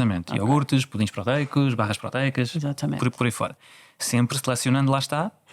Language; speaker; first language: Portuguese; native; Portuguese